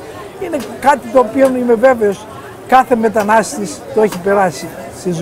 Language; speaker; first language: Greek; native; Greek